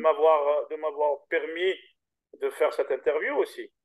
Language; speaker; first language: French; native; French